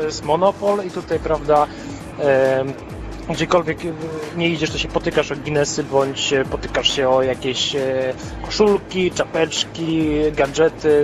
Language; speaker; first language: Polish; native; Polish